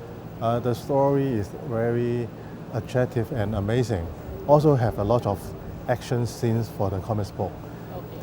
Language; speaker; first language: English; non-native, fluent; Cantonese